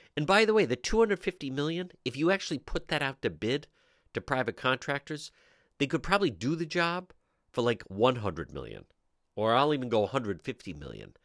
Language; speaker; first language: English; native; English